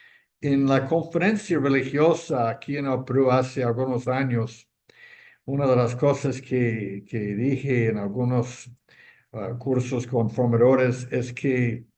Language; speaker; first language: Spanish; non-native, fluent; English